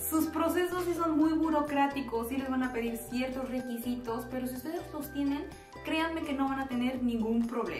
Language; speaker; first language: Spanish; native; Spanish